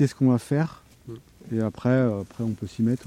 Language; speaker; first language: French; native; French